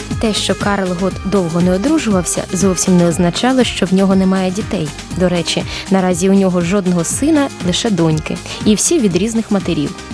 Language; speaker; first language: Ukrainian; native; Ukrainian